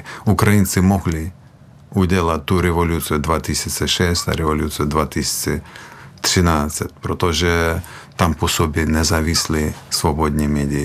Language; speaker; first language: Czech; non-native, fluent; Belarusian